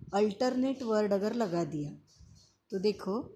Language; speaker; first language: Hindi; non-native, local second language; Marathi